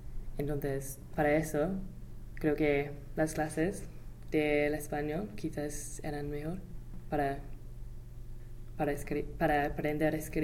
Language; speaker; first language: Spanish; non-native, fluent; English